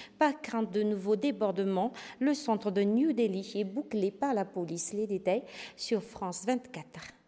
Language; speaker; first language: French; non-native, local second language; Malagasy